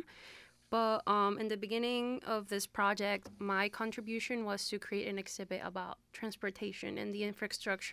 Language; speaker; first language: English; non-native, fluent; Spanish